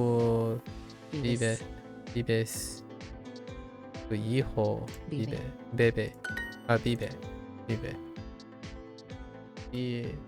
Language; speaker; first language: Spanish; non-native, learner; English